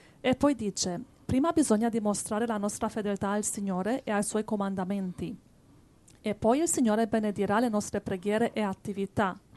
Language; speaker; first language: Italian; native; Italian